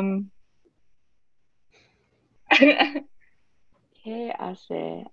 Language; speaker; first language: Spanish; non-native, learner; English